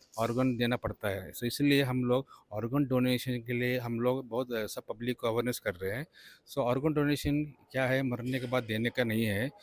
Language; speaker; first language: Hindi; non-native, local second language; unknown